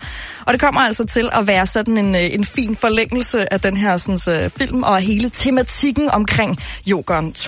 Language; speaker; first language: Danish; native; Danish